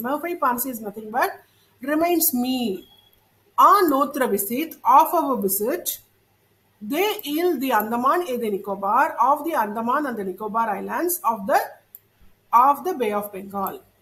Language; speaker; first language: English; non-native, local second language; Tamil